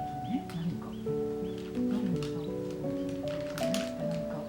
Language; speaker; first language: Japanese; native; Japanese